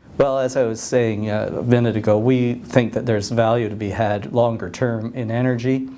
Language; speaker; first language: English; native; English